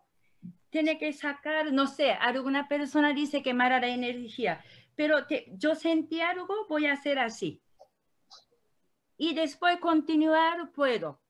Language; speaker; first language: Spanish; non-native, learner; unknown